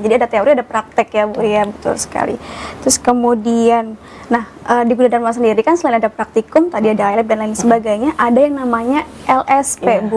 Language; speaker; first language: Indonesian; native; Indonesian